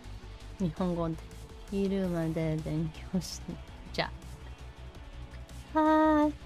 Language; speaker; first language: Japanese; non-native, learner; English